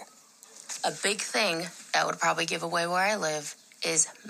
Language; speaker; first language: English; non-native, fluent; Lithuanian